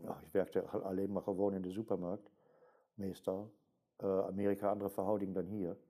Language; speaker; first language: Dutch; non-native, fluent; German